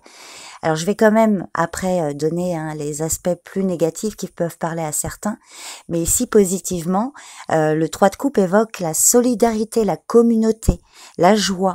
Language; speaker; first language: French; native; French